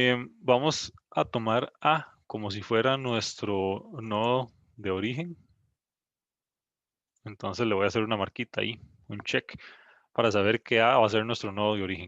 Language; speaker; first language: Spanish; native; Spanish